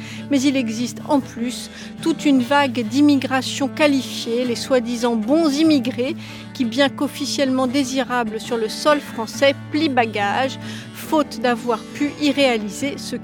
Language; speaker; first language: French; native; French